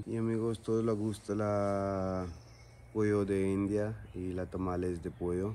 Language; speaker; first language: Spanish; non-native, learner; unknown